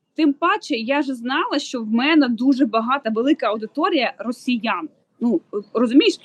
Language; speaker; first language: Ukrainian; non-native, local second language; Russian